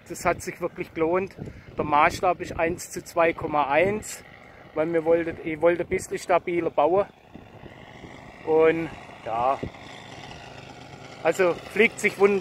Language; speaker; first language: German; native; German